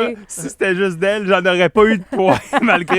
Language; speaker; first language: French; native; French